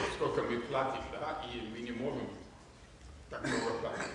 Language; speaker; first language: Russian; non-native, fluent; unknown